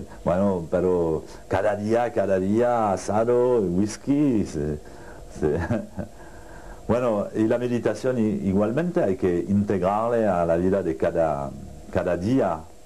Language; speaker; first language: Spanish; non-native, learner; French